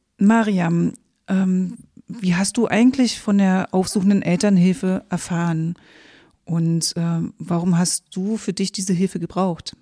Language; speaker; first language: German; native; German